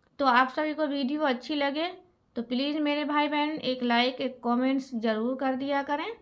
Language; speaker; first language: Hindi; native; Hindi